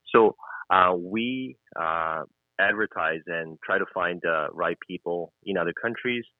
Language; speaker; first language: English; non-native, fluent; Korean